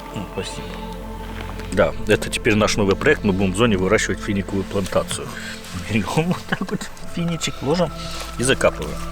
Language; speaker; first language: Russian; non-native, local second language; Ukrainian